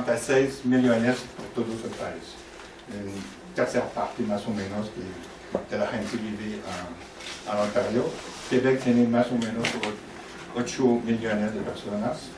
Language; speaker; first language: Spanish; non-native, learner; French